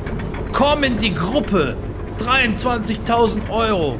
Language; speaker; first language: German; native; German